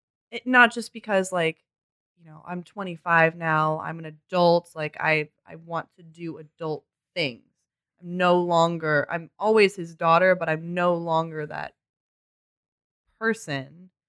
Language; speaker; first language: English; early bilingual, other home language; French